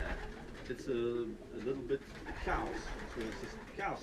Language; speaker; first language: English; non-native, learner; Dutch